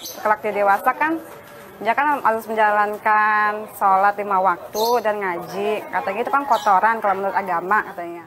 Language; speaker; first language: Indonesian; native; Indonesian